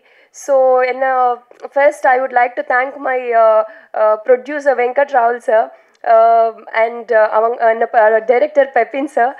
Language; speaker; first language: Tamil; non-native, learner; Telugu